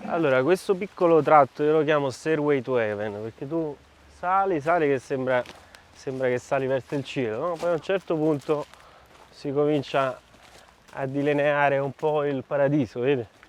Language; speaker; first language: Italian; native; Italian